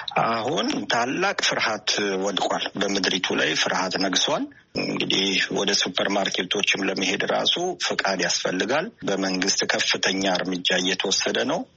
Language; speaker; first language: Amharic; non-native, local second language; Italian